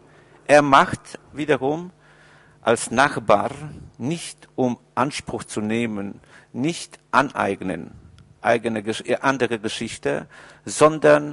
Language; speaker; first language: German; non-native, fluent; Polish